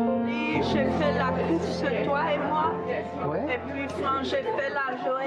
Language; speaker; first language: French; native; French